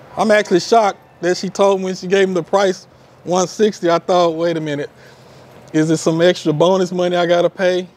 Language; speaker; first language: English; native; English